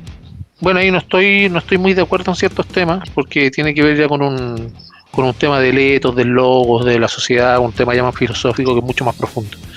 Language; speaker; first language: Spanish; native; Spanish